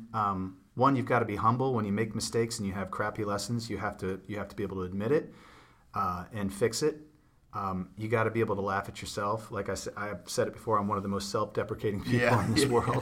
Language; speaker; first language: English; native; English